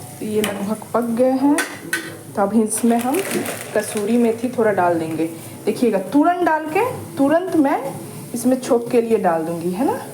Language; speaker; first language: Hindi; non-native, local second language; Bangla